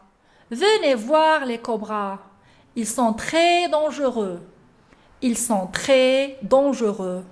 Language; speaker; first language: French; non-native, local second language; Arabic